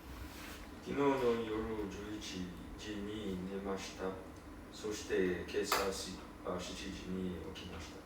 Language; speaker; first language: Japanese; non-native, learner; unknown